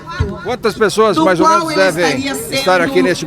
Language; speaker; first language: Portuguese; native; Portuguese